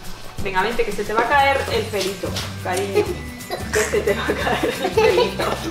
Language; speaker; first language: Spanish; native; Spanish